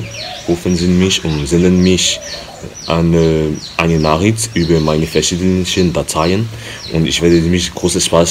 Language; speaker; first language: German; non-native, learner; French